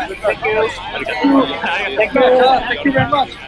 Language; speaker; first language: English; non-native, learner; Japanese